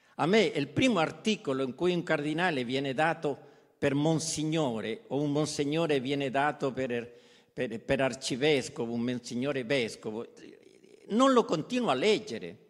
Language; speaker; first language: Italian; non-native, fluent; Spanish